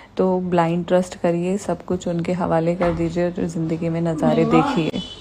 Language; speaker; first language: Hindi; native; Hindi